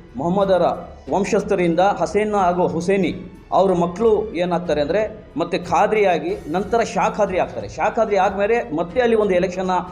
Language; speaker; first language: Kannada; non-native, local second language; Urdu